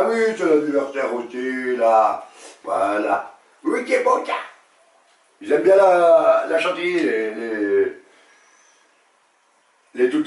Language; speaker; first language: French; native; French